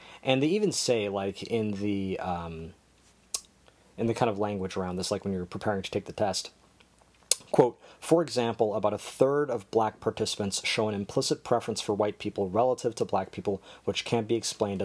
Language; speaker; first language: English; native; English